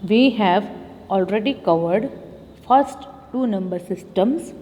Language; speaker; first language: English; non-native, local second language; Gujarati